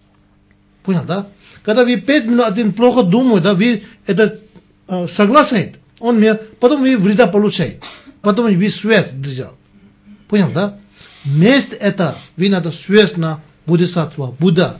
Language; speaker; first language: Russian; non-native, learner; Tibetan